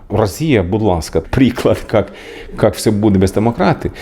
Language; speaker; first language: Ukrainian; non-native, learner; Swedish